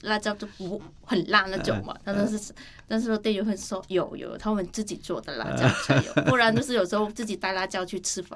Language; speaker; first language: Chinese; non-native, fluent; Vietnamese